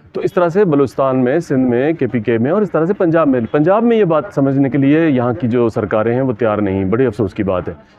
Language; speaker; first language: Urdu; non-native, local second language; Punjabi